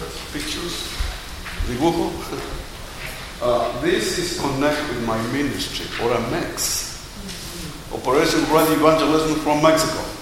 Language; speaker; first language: English; non-native, learner; Spanish